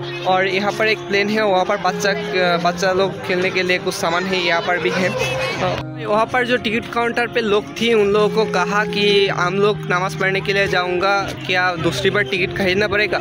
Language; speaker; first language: Hindi; non-native, learner; Bangla